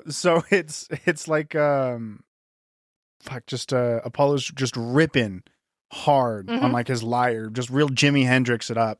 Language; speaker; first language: English; native; English